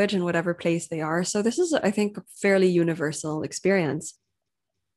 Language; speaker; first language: English; non-native, local second language; Filipino